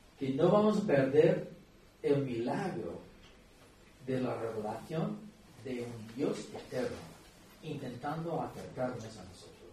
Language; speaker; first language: Spanish; non-native, fluent; English